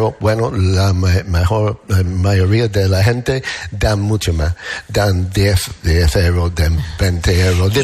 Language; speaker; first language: Spanish; non-native, learner; English